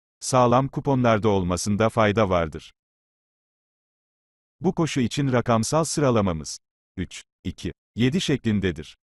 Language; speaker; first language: Turkish; native; Turkish